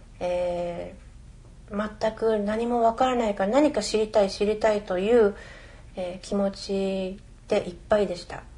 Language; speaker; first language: Japanese; early bilingual, other home language; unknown